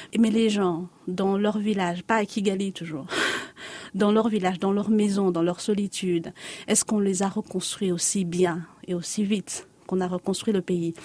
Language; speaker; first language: French; non-native, local second language; Lingala